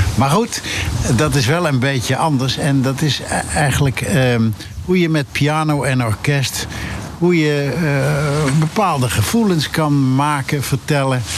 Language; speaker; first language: Dutch; native; Dutch